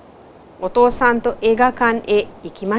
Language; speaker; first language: Japanese; non-native, learner; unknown